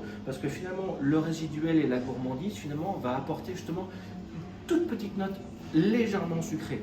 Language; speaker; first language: French; native; French